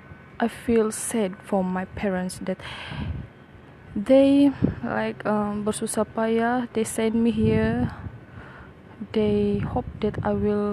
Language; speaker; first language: English; non-native, local second language; Malay